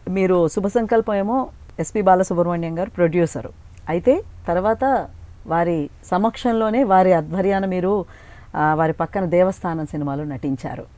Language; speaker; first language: Telugu; native; Telugu